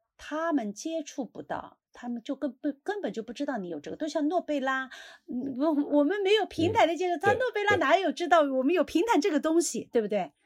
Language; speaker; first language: Chinese; native; Chinese